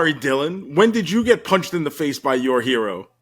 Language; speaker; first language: English; native; English